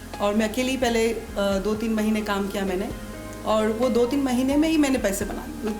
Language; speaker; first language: Urdu; native; Urdu